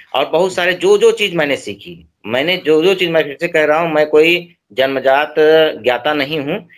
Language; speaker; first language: Hindi; native; Hindi